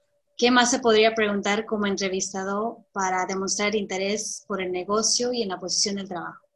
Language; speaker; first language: Spanish; early bilingual, heritage; Spanish